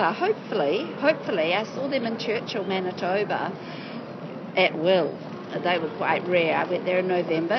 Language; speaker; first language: English; native; English